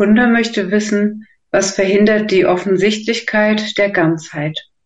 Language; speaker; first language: German; native; German